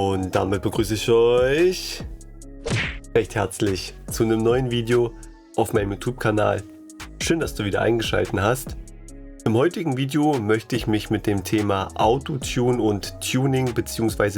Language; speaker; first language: German; native; German